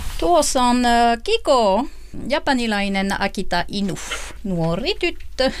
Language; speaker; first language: Finnish; non-native, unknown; French